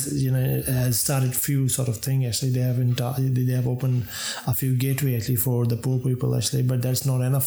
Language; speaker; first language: English; non-native, local second language; Urdu